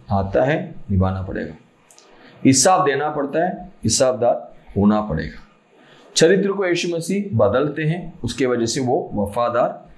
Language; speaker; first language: Hindi; non-native, local second language; Malayalam